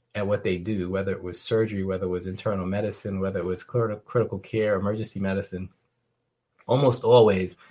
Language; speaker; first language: English; native; English